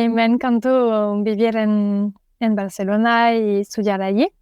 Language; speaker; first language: Spanish; non-native, fluent; French